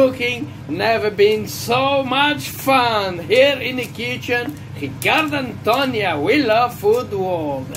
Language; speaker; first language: English; non-native, fluent; Portuguese